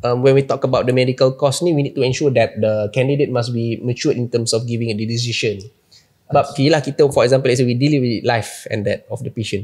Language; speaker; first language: English; non-native, local second language; Malay